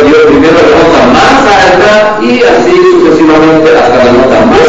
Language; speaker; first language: Spanish; native; Spanish